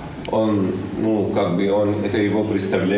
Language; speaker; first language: Russian; non-native, learner; Arabic